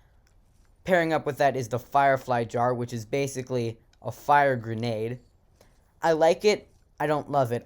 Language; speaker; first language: English; native; English